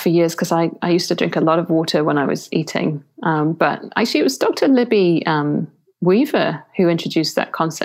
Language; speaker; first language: English; native; English